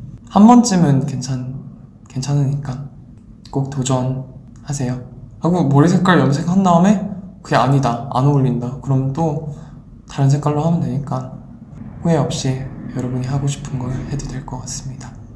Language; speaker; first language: Korean; early bilingual, heritage; Korean